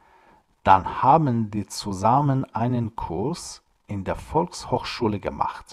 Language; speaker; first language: German; non-native, fluent; Persian